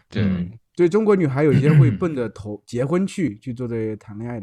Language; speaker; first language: Chinese; native; Chinese